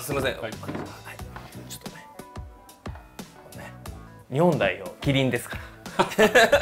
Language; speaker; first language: Japanese; native; Japanese